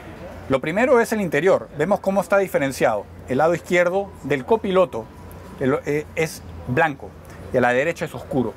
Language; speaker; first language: Spanish; native; Spanish